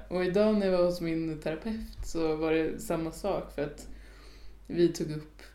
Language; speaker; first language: Swedish; native; Swedish